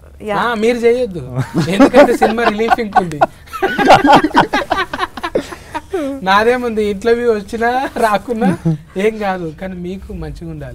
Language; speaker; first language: Telugu; native; Telugu